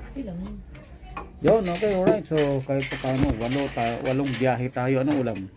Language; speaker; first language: Filipino; native; Filipino